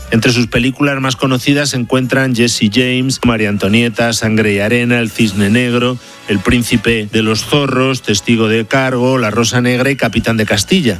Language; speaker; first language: Spanish; native; Spanish